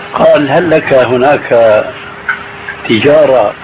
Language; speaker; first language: Arabic; early bilingual, other home language; Albanian